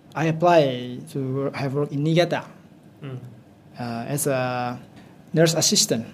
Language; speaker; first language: English; non-native, learner; Indonesian